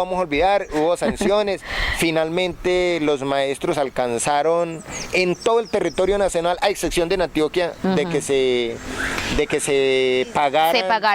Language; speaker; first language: Spanish; native; Spanish